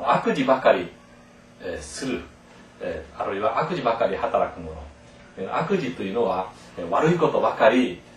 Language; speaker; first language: Japanese; non-native, fluent; Korean